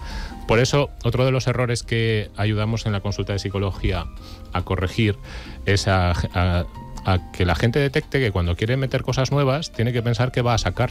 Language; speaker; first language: Spanish; native; Spanish